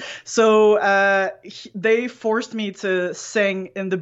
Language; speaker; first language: English; non-native, fluent; French